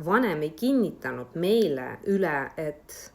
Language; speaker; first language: Estonian; non-native, local second language; Russian